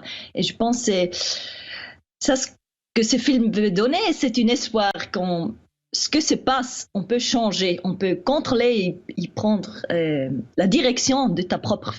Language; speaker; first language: French; non-native, fluent; Swiss German